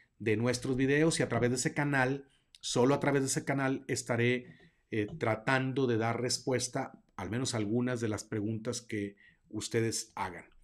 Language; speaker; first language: Spanish; native; Spanish